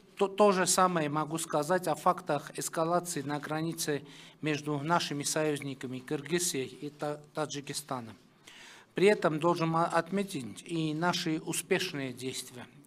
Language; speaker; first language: Russian; non-native, local second language; Armenian